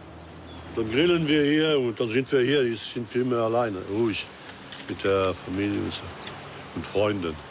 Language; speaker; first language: German; non-native, local second language; Luxembourgish